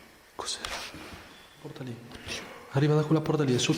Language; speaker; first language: Italian; native; Italian